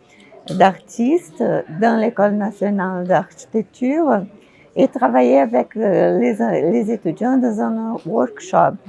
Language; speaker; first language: French; non-native, fluent; Portuguese